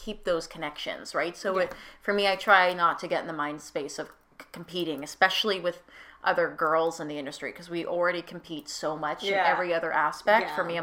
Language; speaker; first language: English; native; English